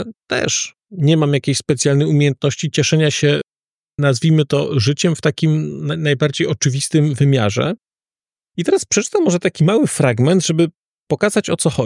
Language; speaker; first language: Polish; native; Polish